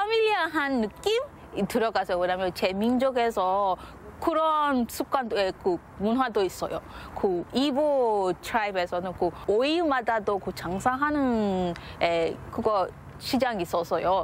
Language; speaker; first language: Korean; non-native, learner; Igbo